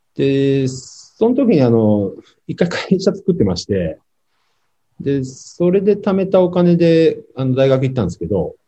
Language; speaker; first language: Japanese; native; Japanese